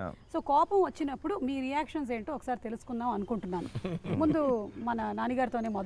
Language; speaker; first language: Telugu; native; Telugu